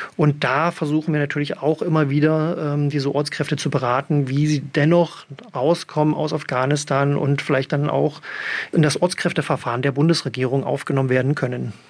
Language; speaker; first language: German; native; German